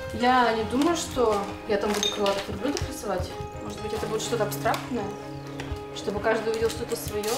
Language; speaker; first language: Russian; native; Russian